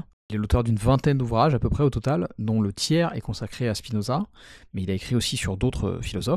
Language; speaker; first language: French; native; French